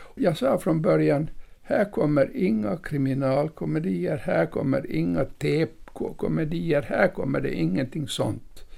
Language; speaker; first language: Swedish; native; Swedish